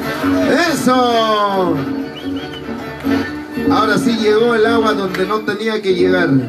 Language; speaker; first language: Spanish; native; Spanish